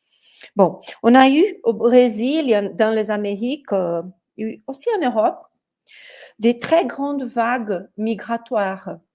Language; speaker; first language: French; non-native, fluent; Portuguese